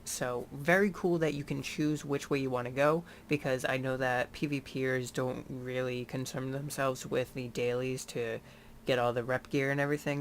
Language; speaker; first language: English; native; English